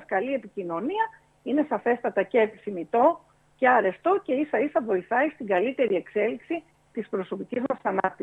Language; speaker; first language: Greek; native; Greek